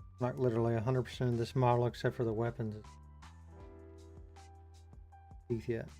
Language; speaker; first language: English; native; English